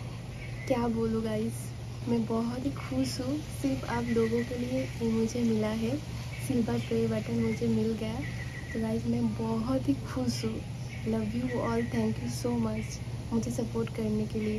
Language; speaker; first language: Hindi; non-native, local second language; Bangla